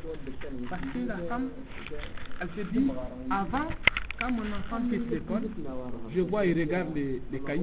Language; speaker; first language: French; non-native, local second language; Tamasheq